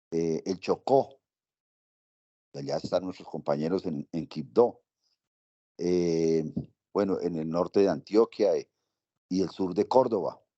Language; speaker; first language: Spanish; native; Spanish